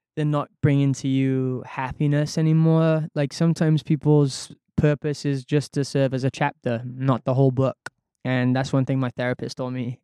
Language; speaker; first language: English; native; English